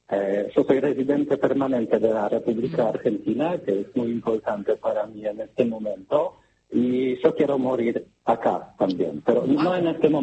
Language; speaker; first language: Spanish; non-native, learner; Polish